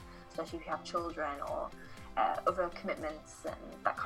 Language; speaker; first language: English; native; English